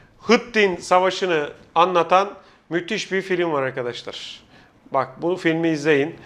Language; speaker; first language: Turkish; native; Turkish